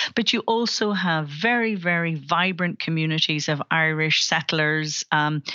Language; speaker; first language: English; native; English